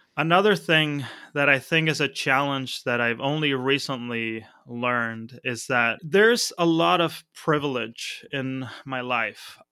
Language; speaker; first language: English; non-native, fluent; Spanish